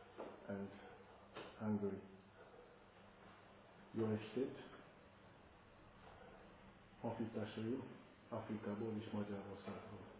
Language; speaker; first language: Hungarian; non-native, fluent; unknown